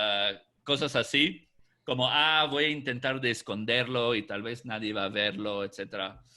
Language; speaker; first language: Spanish; non-native, fluent; English